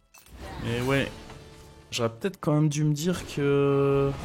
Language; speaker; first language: French; native; French